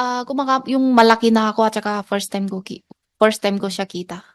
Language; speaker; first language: Filipino; non-native, learner; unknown